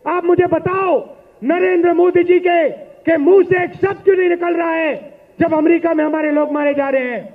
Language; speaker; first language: Hindi; native; Hindi